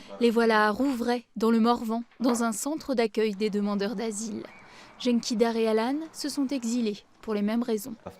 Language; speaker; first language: French; native; French